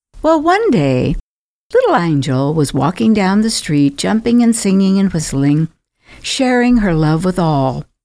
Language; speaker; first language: English; native; English